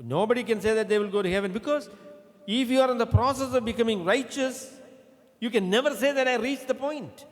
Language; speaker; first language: English; non-native, local second language; Malayalam